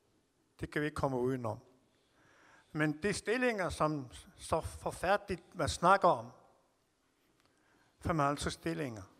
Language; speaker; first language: Danish; non-native, local second language; Kalaallisut